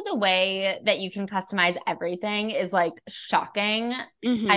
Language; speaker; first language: English; native; English